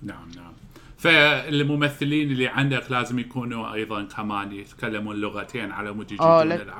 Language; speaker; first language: Arabic; native; Arabic